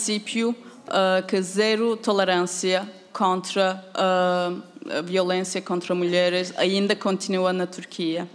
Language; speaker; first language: Portuguese; non-native, fluent; Turkish